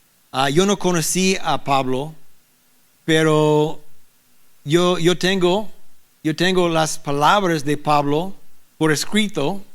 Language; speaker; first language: Spanish; non-native, learner; English